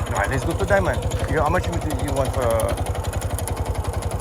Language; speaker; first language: English; non-native, learner; French